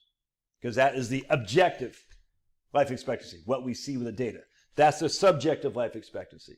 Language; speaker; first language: English; native; English